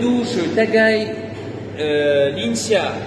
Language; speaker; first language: Chinese; non-native, fluent; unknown